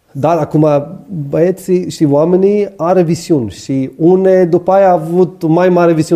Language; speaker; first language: Romanian; non-native, fluent; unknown